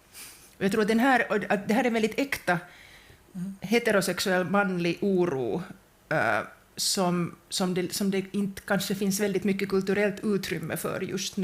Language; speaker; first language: Swedish; native; Swedish